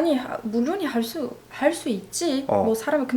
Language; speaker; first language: Korean; non-native, learner; Arabic